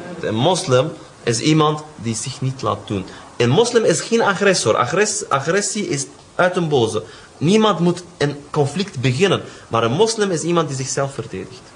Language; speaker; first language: Dutch; non-native, fluent; Arabic